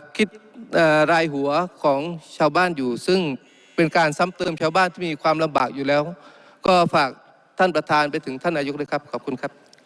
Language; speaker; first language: Thai; non-native, local second language; Malay